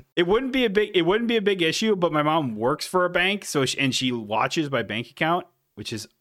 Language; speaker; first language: English; native; English